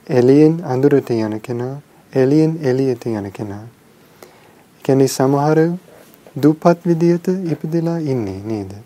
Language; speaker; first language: Sinhala; non-native, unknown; English